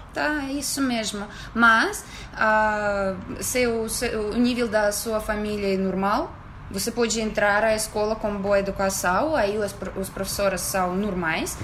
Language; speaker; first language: Portuguese; non-native, fluent; Russian